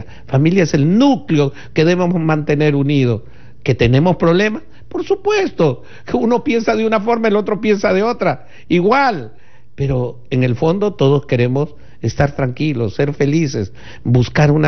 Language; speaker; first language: Spanish; native; Spanish